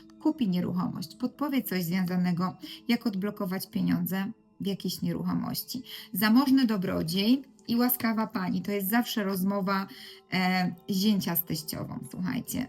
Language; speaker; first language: Polish; native; Polish